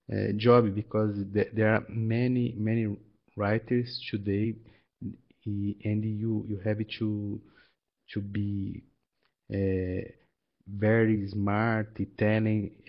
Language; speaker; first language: English; non-native, learner; Portuguese